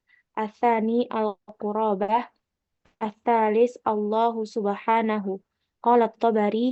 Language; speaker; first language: Arabic; non-native, learner; Indonesian